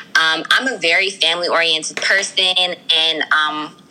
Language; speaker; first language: English; early bilingual, other home language; Krio